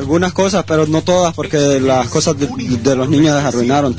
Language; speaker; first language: Spanish; native; Spanish